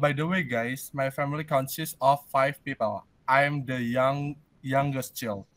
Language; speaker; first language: English; non-native, learner; Indonesian